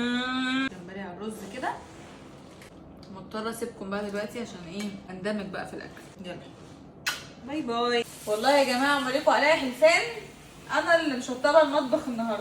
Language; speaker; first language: Arabic; native; Arabic